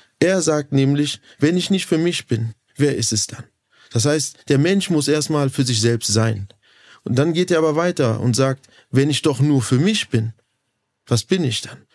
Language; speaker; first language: German; early bilingual, other home language; Turkish